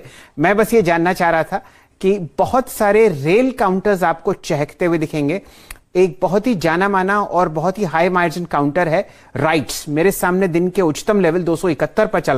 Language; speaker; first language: Hindi; native; Hindi